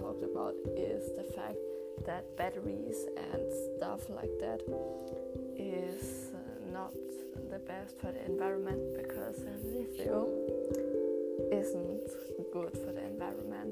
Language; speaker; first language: English; non-native, fluent; German